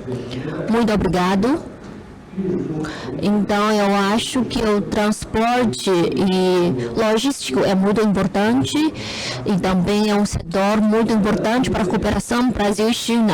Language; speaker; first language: Portuguese; non-native, fluent; Chinese